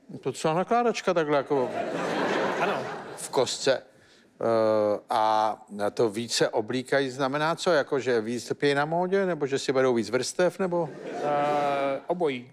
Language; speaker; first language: Czech; native; Czech